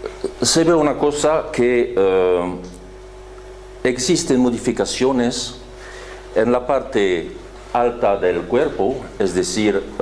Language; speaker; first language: Spanish; non-native, fluent; French